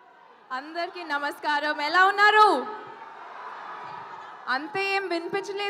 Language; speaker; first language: Telugu; non-native, fluent; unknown